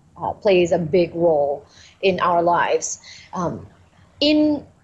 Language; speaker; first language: English; non-native, fluent; Thai